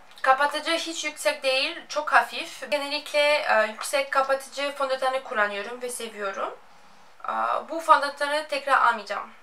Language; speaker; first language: Turkish; non-native, fluent; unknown